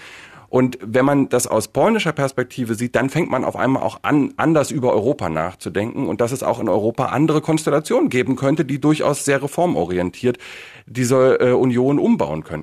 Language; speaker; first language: German; native; German